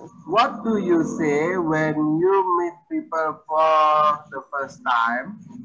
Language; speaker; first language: English; non-native, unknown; Indonesian